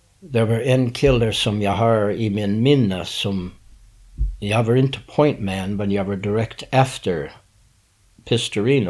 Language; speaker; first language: Swedish; non-native, learner; English